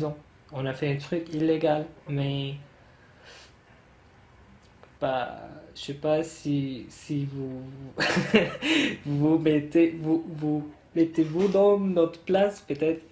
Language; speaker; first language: French; non-native, fluent; Arabic